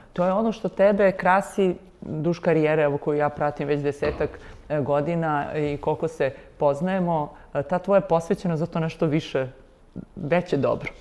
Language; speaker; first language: Serbian; native; Serbian